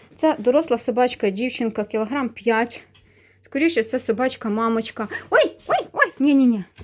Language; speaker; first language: Ukrainian; non-native, local second language; Russian